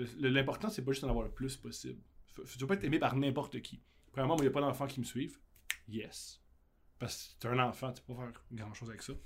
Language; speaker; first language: French; native; French